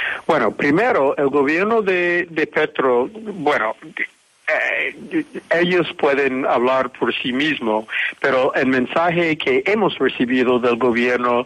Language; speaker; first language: Spanish; non-native, fluent; English